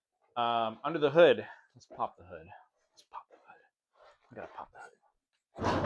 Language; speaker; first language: English; native; English